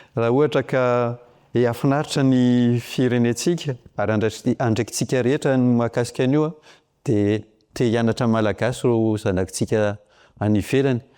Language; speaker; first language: Malagasy; non-native, local second language; French